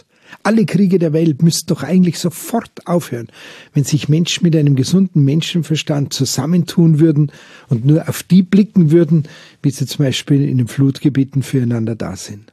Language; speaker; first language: German; native; German